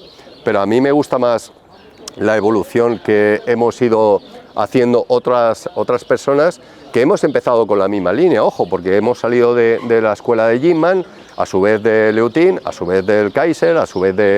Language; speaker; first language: Spanish; native; Spanish